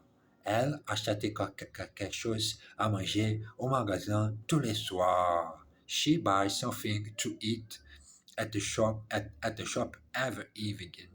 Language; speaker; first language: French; non-native, learner; English